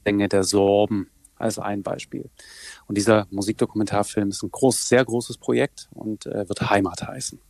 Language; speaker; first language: German; native; German